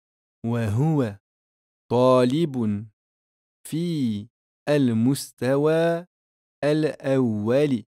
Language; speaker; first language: Arabic; non-native, fluent; French